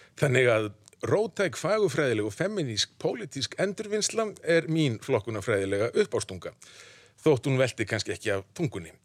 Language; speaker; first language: Icelandic; native; Icelandic